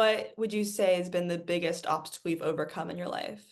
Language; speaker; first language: English; native; English